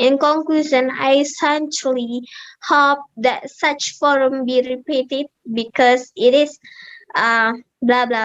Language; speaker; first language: English; non-native, learner; Indonesian